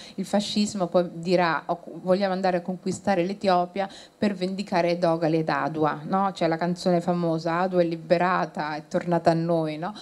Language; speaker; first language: Italian; early bilingual, other home language; Somali